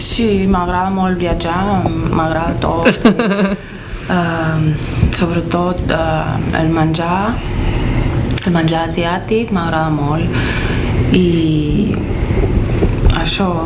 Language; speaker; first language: Catalan; non-native, learner; Russian